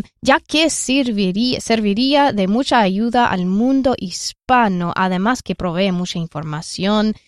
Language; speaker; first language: Spanish; non-native, fluent; English